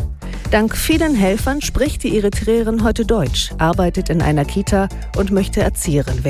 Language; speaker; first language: German; native; German